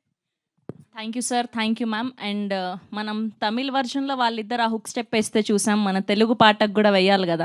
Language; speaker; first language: Telugu; native; Telugu